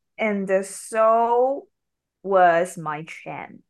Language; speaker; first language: English; non-native, learner; Chinese